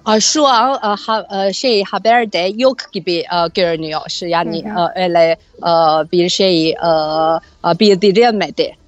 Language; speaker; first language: Turkish; non-native, fluent; Chinese